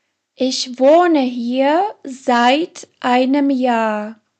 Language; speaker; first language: German; non-native, fluent; Slovak